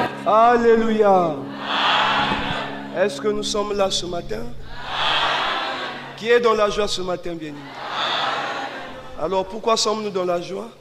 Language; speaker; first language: French; non-native, local second language; Lingala